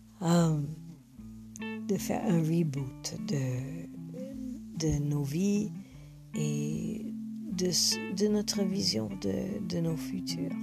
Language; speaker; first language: French; non-native, fluent; English